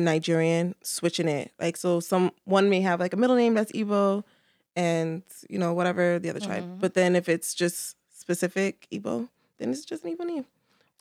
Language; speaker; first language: English; native; English